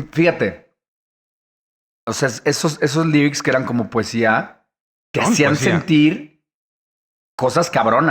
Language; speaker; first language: Spanish; native; Spanish